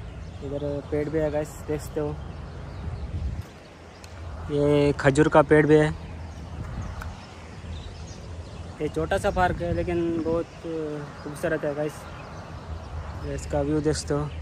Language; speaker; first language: Hindi; non-native, local second language; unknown